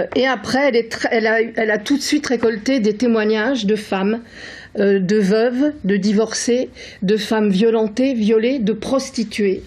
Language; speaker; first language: French; native; French